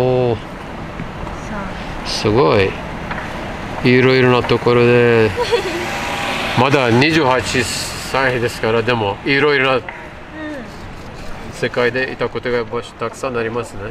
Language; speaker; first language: Japanese; non-native, learner; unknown